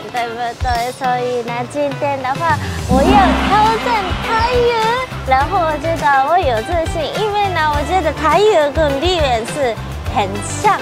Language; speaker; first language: Chinese; non-native, learner; Japanese